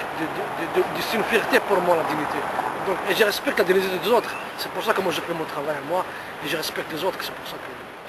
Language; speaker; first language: French; non-native, fluent; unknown